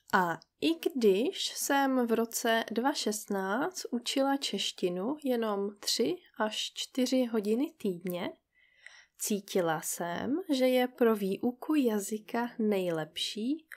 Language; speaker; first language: Czech; native; Czech